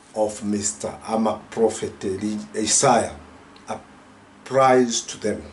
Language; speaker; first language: English; non-native, local second language; Swahili